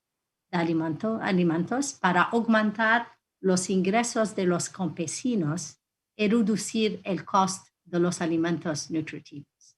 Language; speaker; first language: Spanish; non-native, fluent; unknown